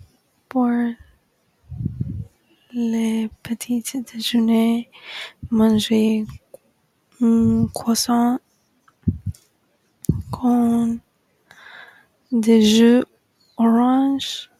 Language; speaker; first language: French; non-native, learner; English